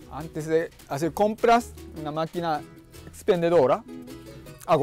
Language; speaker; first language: Spanish; non-native, fluent; Japanese